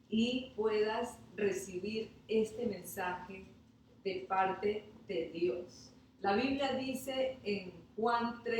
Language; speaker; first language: Spanish; native; Spanish